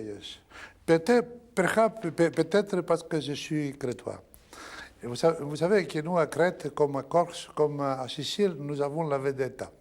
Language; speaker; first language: French; non-native, fluent; Greek